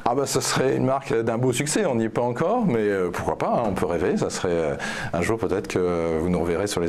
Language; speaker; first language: French; native; French